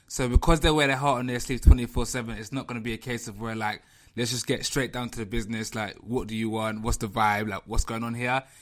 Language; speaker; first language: English; native; English